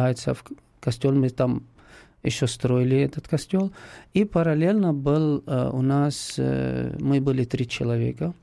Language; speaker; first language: Russian; non-native, fluent; Arabic